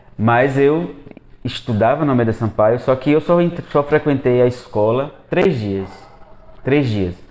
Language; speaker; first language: Portuguese; early bilingual, other home language; Spanish